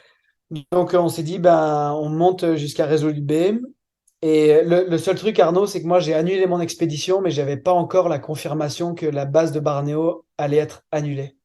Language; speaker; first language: French; native; French